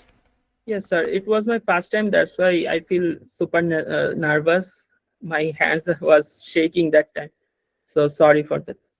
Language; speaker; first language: English; non-native, learner; Bangla